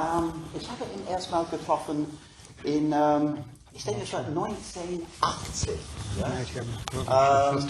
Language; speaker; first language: German; non-native, learner; English